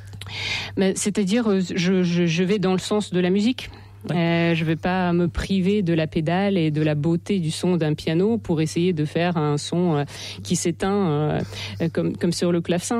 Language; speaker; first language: French; non-native, fluent; Russian